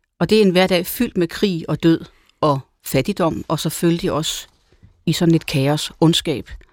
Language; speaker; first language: Danish; native; Danish